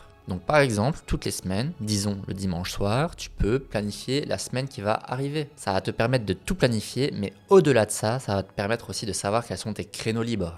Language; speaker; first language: French; native; French